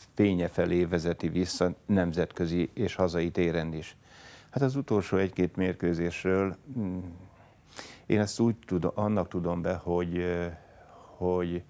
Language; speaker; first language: Hungarian; native; Hungarian